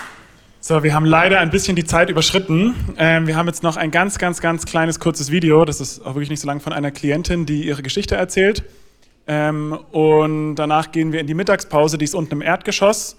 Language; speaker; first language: German; native; German